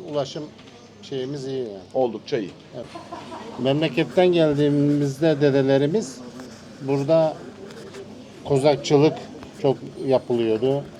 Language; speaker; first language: Turkish; native; Turkish